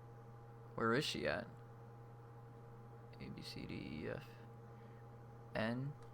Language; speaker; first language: English; native; English